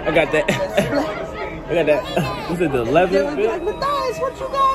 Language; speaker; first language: English; native; English